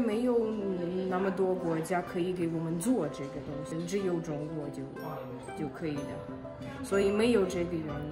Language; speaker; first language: Chinese; non-native, fluent; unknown